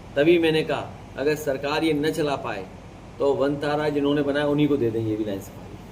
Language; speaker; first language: Hindi; native; Hindi